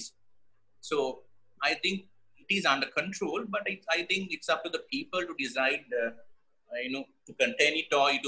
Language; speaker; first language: English; non-native, local second language; Sinhala